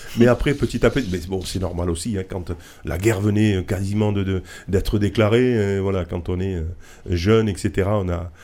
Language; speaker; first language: French; native; French